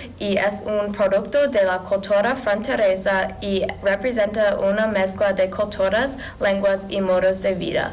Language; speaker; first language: Spanish; non-native, learner; English